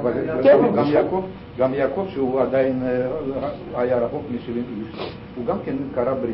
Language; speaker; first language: Hebrew; non-native, fluent; Russian